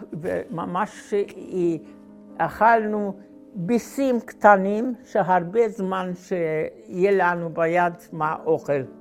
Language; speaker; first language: Hebrew; non-native, fluent; Hungarian